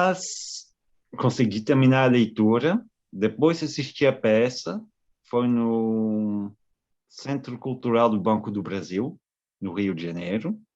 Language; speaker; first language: Portuguese; non-native, fluent; French